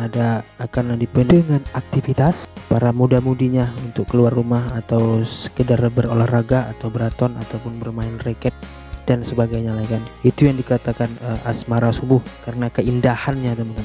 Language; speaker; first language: Indonesian; non-native, local second language; Malay